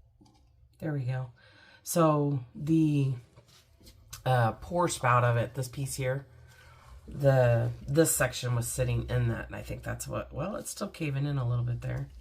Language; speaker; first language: English; native; English